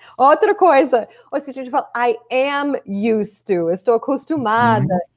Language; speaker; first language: Portuguese; non-native, fluent; English